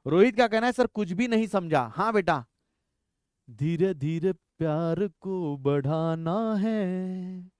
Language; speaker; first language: Hindi; non-native, local second language; Marathi